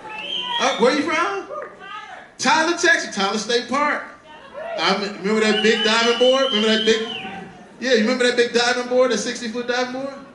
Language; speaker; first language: English; native; English